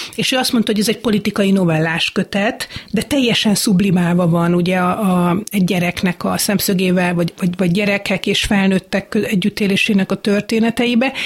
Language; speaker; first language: Hungarian; native; Hungarian